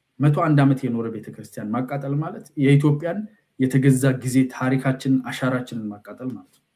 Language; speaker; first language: Amharic; non-native, local second language; Oromo